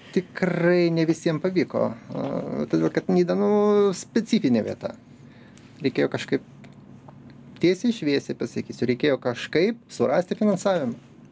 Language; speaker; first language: Lithuanian; non-native, local second language; Russian